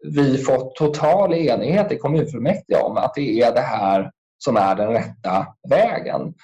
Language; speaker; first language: Swedish; native; Swedish